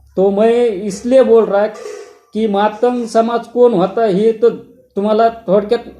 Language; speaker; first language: Hindi; non-native, local second language; Marathi